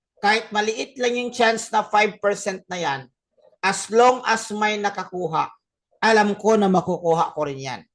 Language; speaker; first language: Filipino; non-native, local second language; Cebuano